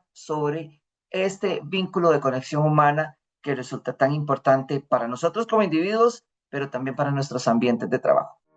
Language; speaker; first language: Spanish; native; Spanish